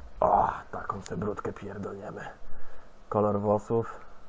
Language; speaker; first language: Polish; native; Polish